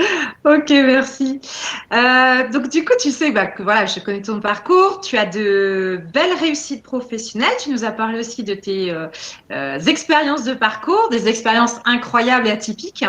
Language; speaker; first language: French; native; French